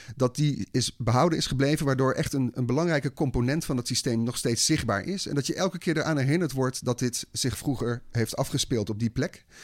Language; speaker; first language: Dutch; native; Dutch